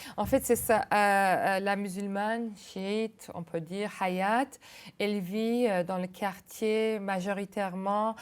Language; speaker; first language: French; non-native, local second language; Arabic